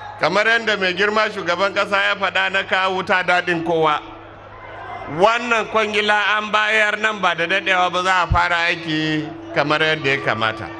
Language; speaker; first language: Hausa; native; Hausa